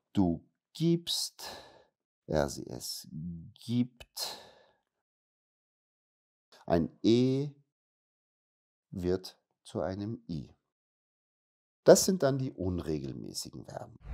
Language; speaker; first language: German; non-native, fluent; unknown